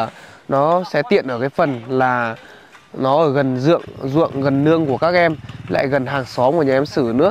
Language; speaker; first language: Vietnamese; native; Vietnamese